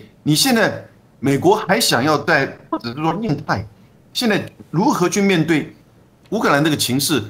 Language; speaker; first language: Chinese; native; Chinese